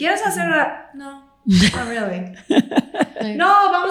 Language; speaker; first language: Spanish; non-native, fluent; English